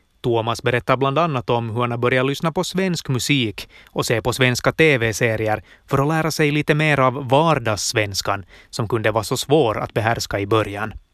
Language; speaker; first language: Swedish; native; Swedish